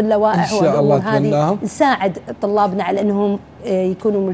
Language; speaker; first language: Arabic; native; Arabic